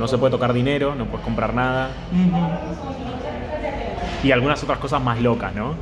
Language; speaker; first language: Spanish; native; Spanish